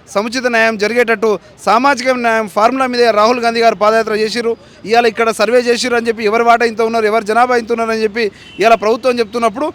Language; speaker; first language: Telugu; non-native, local second language; Lambadi